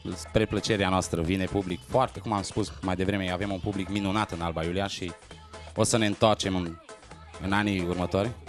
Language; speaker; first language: Romanian; native; Romanian